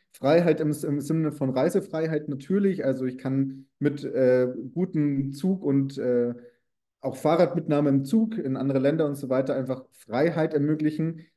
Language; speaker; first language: German; native; German